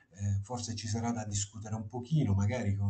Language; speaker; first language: Italian; native; Italian